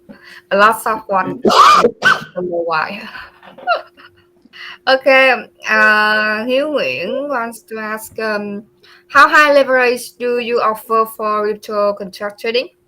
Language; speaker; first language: English; non-native, learner; Vietnamese